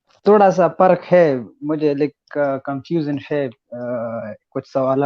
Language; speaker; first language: Hindi; non-native, learner; Pashto